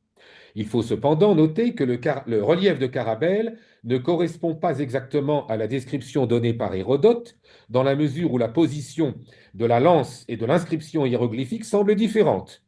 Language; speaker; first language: French; native; French